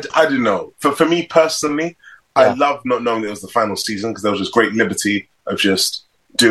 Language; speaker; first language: English; native; English